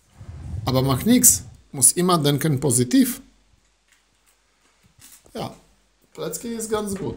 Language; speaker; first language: German; non-native, learner; Polish